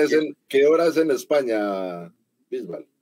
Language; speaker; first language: Spanish; native; Spanish